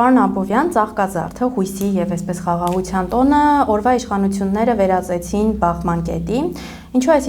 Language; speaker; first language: Armenian; native; Armenian